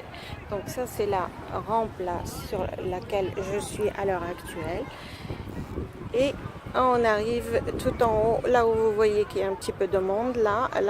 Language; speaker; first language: French; native; French